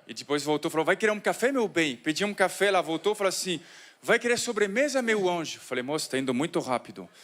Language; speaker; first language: Portuguese; non-native, fluent; French